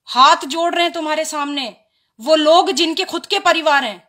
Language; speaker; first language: Hindi; native; Hindi